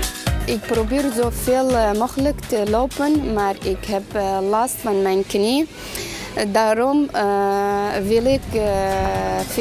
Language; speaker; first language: Dutch; non-native, learner; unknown